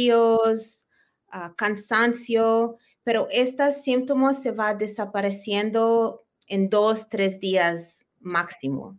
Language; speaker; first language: Spanish; early bilingual, heritage; Spanish